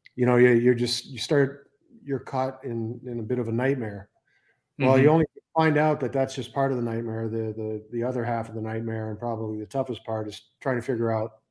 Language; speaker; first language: English; native; English